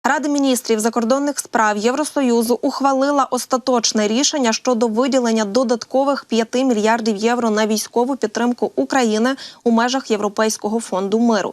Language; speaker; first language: Ukrainian; native; Ukrainian